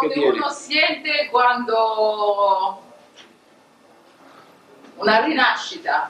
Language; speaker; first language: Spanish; non-native, learner; Italian